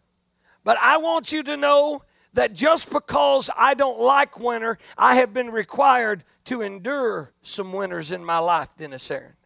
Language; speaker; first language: English; native; English